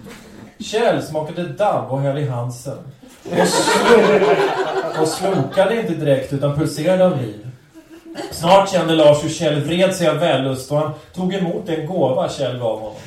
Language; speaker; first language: Swedish; native; Swedish